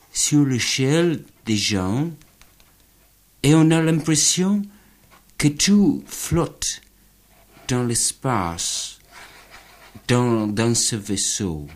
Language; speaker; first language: French; non-native, learner; English